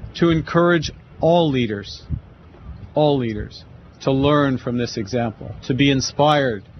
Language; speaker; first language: English; native; English